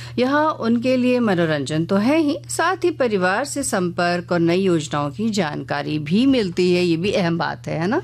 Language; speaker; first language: Hindi; native; Hindi